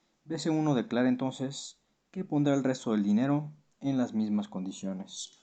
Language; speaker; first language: Spanish; native; Spanish